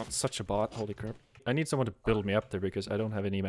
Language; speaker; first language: English; native; English